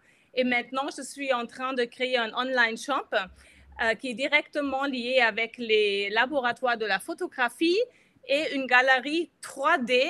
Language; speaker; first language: French; non-native, fluent; German